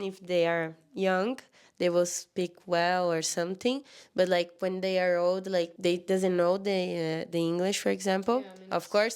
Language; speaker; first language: English; non-native, learner; Portuguese